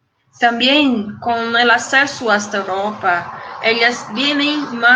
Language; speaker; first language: Spanish; non-native, fluent; Portuguese